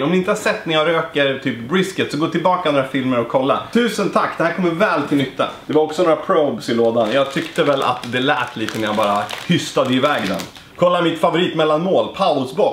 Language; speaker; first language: Swedish; native; Swedish